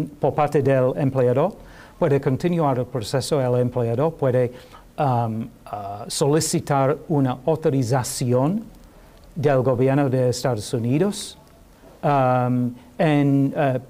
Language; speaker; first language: Spanish; non-native, learner; English